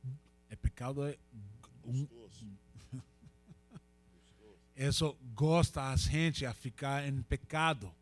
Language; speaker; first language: Portuguese; non-native, fluent; Spanish